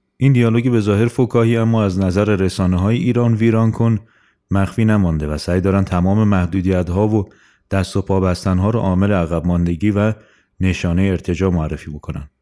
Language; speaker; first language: Persian; native; Persian